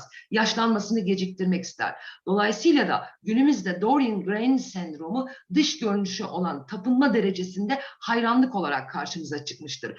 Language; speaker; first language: Turkish; native; Turkish